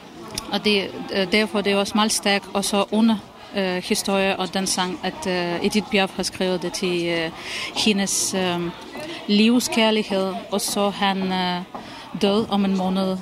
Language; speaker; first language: Danish; non-native, fluent; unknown